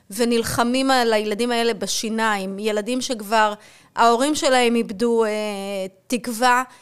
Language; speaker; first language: Hebrew; native; Hebrew